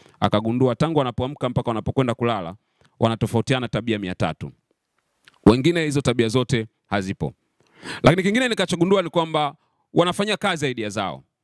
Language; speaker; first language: Swahili; native; Swahili